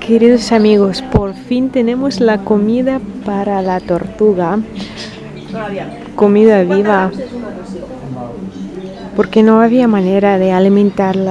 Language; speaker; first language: Spanish; non-native, fluent; Russian